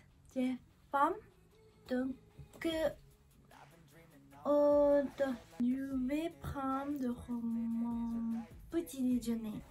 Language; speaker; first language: French; non-native, learner; Japanese